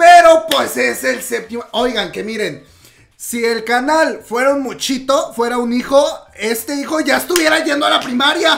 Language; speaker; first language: Spanish; native; Spanish